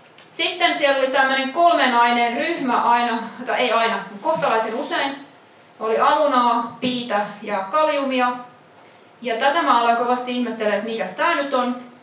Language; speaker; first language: Finnish; native; Finnish